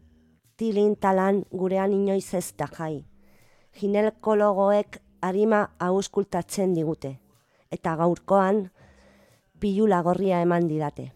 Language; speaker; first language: Basque; non-native, local second language; Spanish